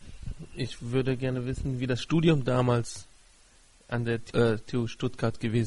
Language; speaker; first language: German; non-native, fluent; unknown